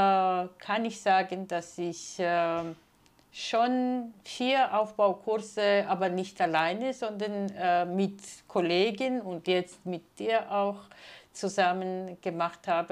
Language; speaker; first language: German; non-native, fluent; Georgian